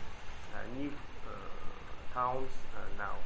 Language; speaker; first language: English; non-native, learner; Japanese